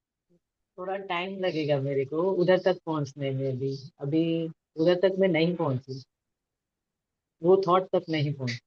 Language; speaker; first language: Hindi; non-native, local second language; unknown